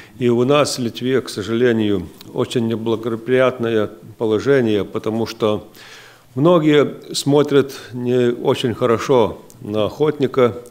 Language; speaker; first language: Russian; non-native, local second language; Lithuanian